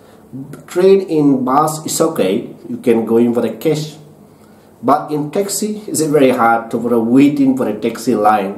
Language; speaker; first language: English; non-native, learner; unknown